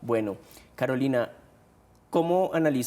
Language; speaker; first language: Spanish; native; Spanish